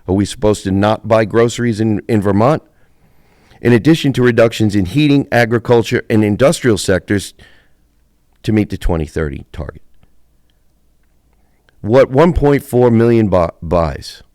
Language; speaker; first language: English; native; English